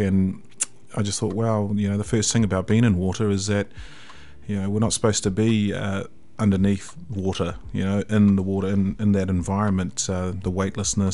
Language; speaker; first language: English; native; English